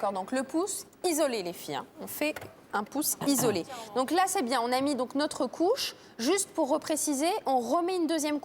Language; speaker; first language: French; native; French